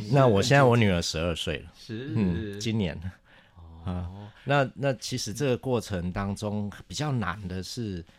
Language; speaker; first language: Chinese; native; Chinese